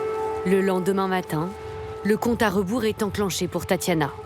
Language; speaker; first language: French; native; French